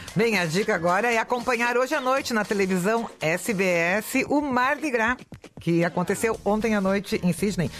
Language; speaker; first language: Portuguese; native; Portuguese